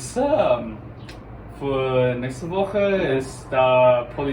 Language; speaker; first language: German; non-native, learner; English